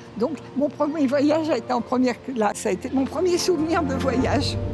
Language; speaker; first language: French; native; French